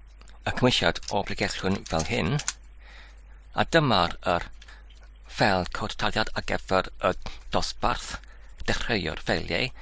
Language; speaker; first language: Welsh; non-native, learner; English